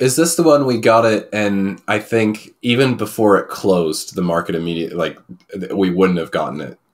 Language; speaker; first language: English; native; English